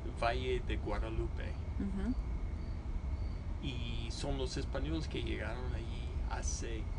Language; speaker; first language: Spanish; non-native, fluent; English